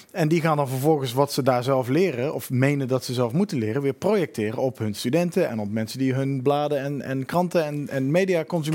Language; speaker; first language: Dutch; native; Dutch